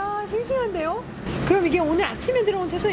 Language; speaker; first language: Korean; native; Korean